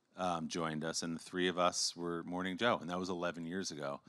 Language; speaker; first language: English; native; English